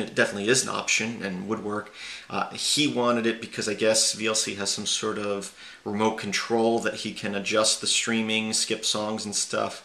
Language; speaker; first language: English; native; English